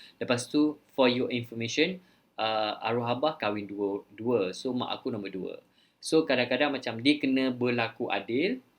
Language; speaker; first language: Malay; early bilingual, other home language; Thai